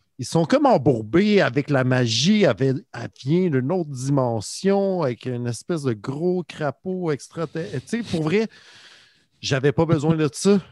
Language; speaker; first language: French; native; French